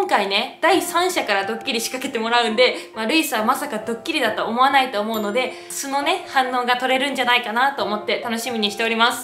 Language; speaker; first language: Japanese; native; Japanese